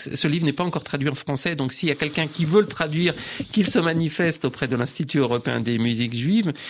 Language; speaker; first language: French; native; French